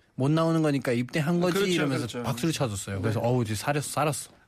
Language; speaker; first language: Korean; non-native, fluent; Nepali